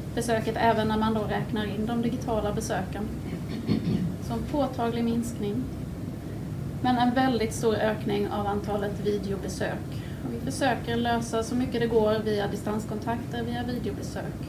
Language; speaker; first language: Swedish; native; Swedish